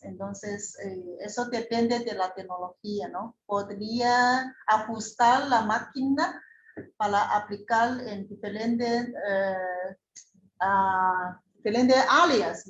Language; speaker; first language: Spanish; non-native, fluent; Chinese